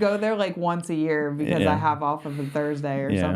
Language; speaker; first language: English; native; English